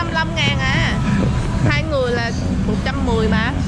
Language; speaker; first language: Vietnamese; native; Vietnamese